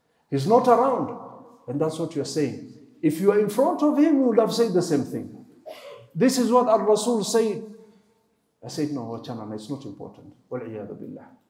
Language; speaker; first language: English; non-native, local second language; Swahili